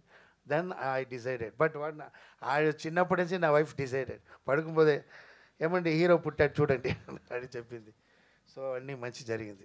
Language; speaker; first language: Telugu; non-native, local second language; Tamil